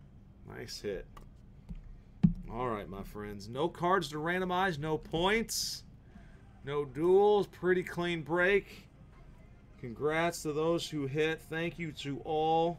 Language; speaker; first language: English; native; English